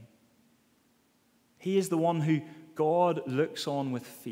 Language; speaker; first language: English; native; English